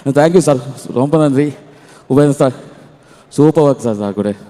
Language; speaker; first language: Tamil; non-native, learner; Malayalam